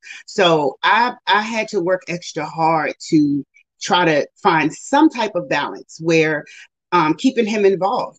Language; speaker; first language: English; native; English